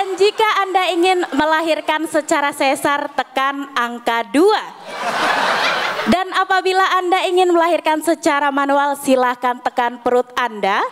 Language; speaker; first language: Indonesian; native; Indonesian